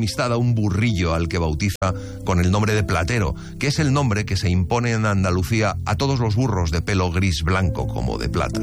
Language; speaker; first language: Spanish; native; Spanish